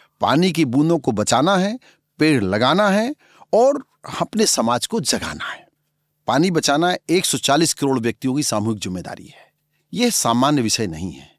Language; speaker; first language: Hindi; native; Hindi